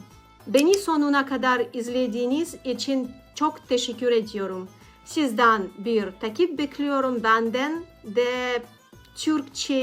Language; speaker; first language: Turkish; non-native, learner; Russian